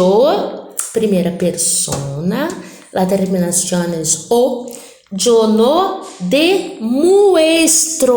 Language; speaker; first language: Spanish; non-native, fluent; Portuguese